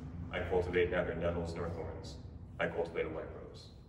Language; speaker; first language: English; native; English